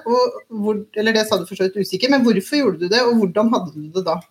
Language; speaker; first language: Norwegian; native; Norwegian